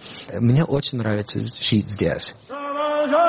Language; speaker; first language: Russian; non-native, fluent; English